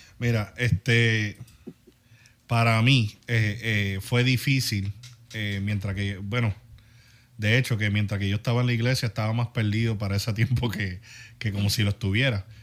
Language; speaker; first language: Spanish; early bilingual, heritage; Spanish